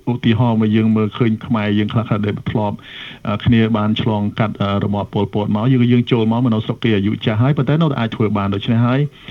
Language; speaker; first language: Khmer; early bilingual, other home language; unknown